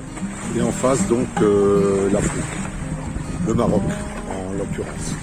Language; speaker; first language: French; native; French